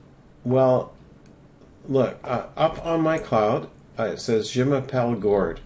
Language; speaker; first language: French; non-native, learner; English